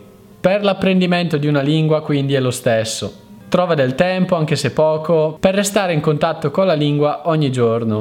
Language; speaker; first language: Italian; native; Italian